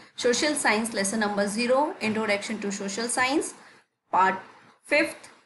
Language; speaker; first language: English; non-native, local second language; Hindi